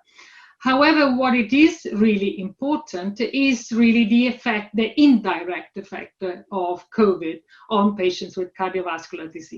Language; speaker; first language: English; non-native, fluent; Italian